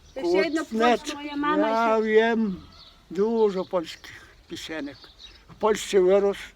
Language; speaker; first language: Polish; early bilingual, other home language; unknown